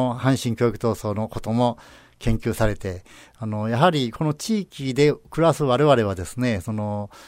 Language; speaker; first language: Japanese; native; Japanese